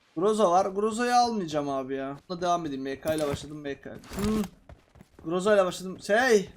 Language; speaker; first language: Turkish; native; Turkish